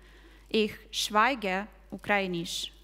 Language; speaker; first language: German; non-native, fluent; Ukrainian